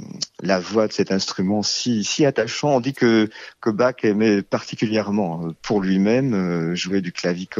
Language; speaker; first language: French; native; French